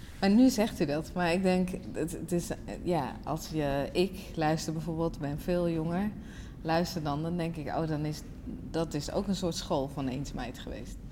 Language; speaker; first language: Dutch; native; Dutch